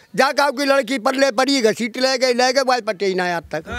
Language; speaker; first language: Hindi; native; Hindi